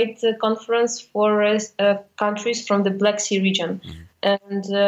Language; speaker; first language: English; non-native, fluent; Ukrainian